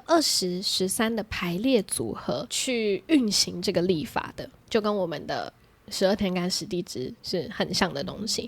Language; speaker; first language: Chinese; native; Chinese